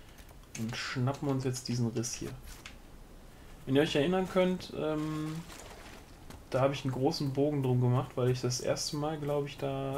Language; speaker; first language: German; native; German